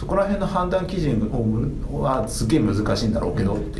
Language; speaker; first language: Japanese; native; Japanese